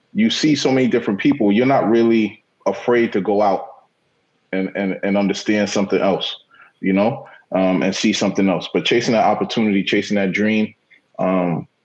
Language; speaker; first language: English; native; English